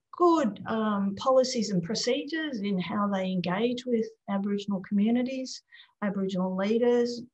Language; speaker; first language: English; native; English